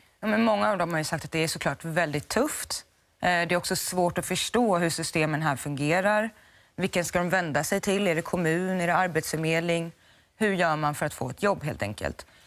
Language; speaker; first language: Swedish; native; Swedish